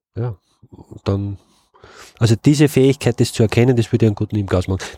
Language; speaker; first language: German; native; German